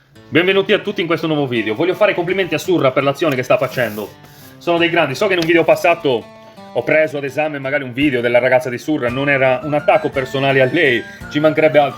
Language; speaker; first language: Italian; native; Italian